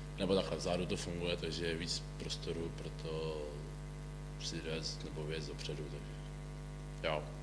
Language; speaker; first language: Czech; native; Czech